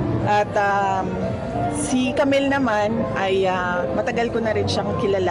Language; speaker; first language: Filipino; native; Filipino